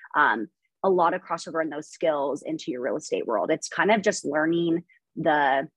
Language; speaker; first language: English; native; English